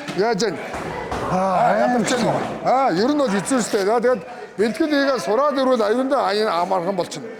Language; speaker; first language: Mongolian; native; Mongolian